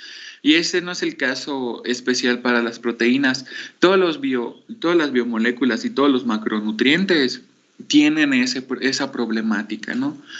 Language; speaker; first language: Spanish; native; Spanish